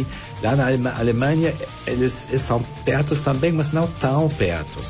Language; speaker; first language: Portuguese; non-native, fluent; German